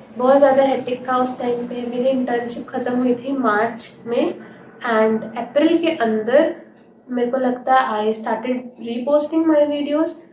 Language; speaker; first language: Hindi; native; Hindi